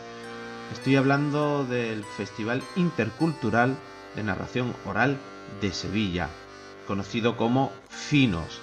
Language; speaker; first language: Spanish; native; Spanish